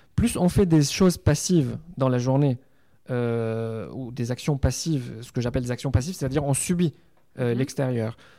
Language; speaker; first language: French; non-native, local second language; Arabic